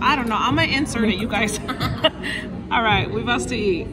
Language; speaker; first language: English; early bilingual, other home language; Spanish